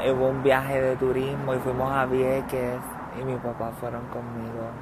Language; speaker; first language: Spanish; early bilingual, other home language; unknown